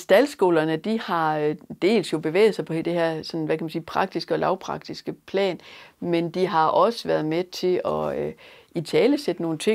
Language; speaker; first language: Danish; native; Danish